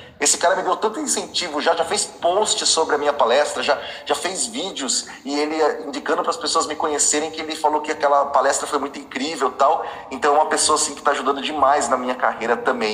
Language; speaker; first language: Portuguese; native; Portuguese